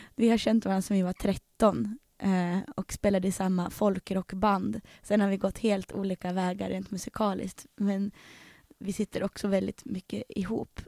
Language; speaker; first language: Swedish; native; Swedish